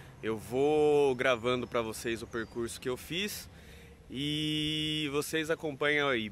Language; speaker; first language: Portuguese; native; Portuguese